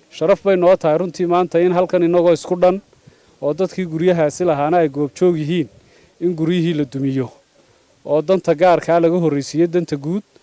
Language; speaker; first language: Somali; native; Somali